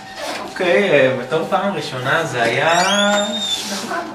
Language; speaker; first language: Hebrew; native; Hebrew